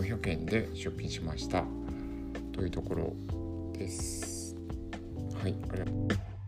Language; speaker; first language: Japanese; native; Japanese